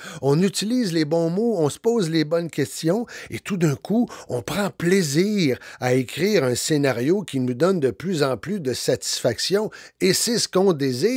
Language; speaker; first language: French; native; French